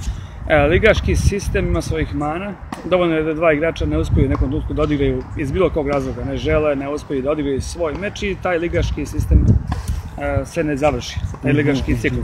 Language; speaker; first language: Serbian; native; Serbian